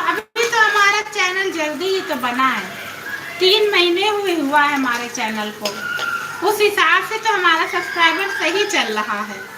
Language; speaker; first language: Hindi; native; Hindi